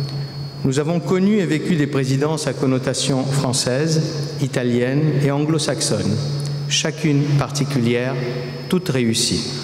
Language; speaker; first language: French; native; French